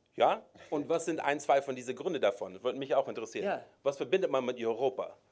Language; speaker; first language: German; non-native, fluent; English